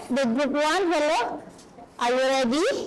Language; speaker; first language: English; non-native, learner; Indonesian